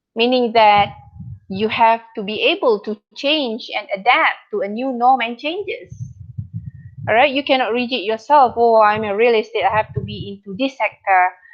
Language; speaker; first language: English; non-native, local second language; Malay